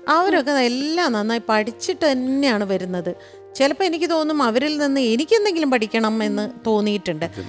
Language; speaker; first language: Malayalam; native; Malayalam